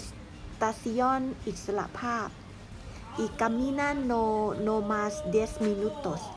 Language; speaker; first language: Spanish; non-native, learner; Thai